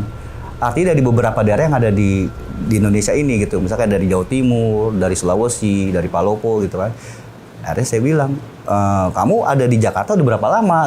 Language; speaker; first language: Indonesian; native; Indonesian